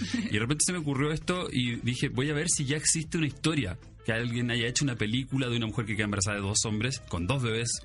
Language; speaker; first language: Spanish; native; Spanish